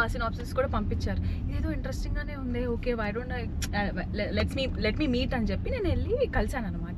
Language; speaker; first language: Telugu; native; Telugu